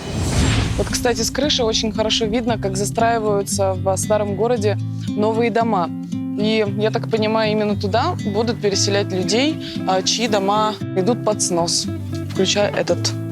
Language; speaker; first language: Russian; native; Russian